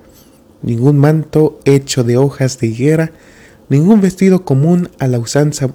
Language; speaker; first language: Spanish; native; Spanish